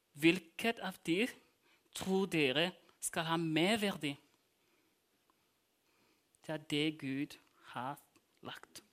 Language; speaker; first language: Norwegian; non-native, fluent; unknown